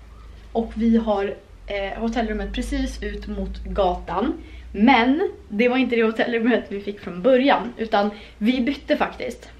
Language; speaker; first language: Swedish; native; Swedish